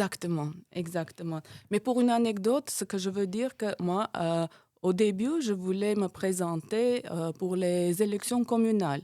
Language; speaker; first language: French; non-native, fluent; Armenian